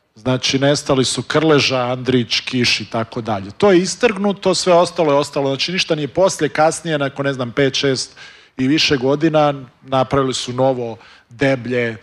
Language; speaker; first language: Croatian; early bilingual, heritage; Serbian